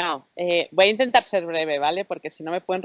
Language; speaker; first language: Spanish; native; Spanish